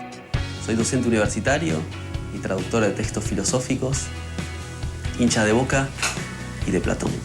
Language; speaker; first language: Spanish; native; Spanish